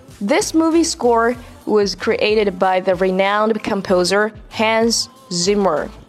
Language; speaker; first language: English; non-native, fluent; Chinese